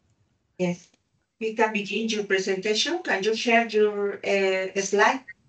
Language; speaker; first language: English; non-native, learner; Spanish